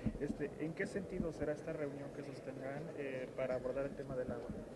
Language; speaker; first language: Spanish; native; Spanish